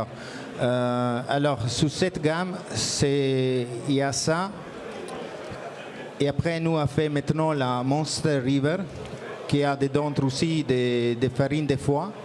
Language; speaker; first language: French; non-native, learner; Italian